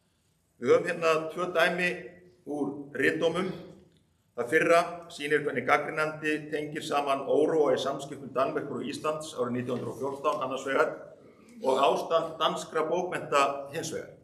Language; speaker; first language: Icelandic; native; Icelandic